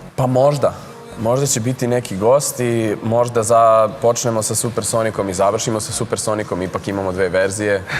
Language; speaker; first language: Serbian; early bilingual, heritage; Serbian